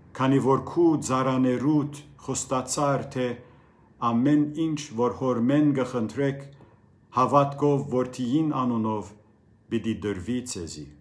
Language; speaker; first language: Armenian; early bilingual, heritage; Armenian